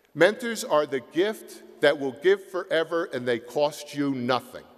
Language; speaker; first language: English; native; English